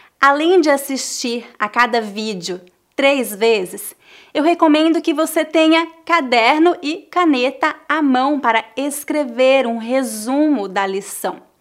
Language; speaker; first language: Portuguese; native; Portuguese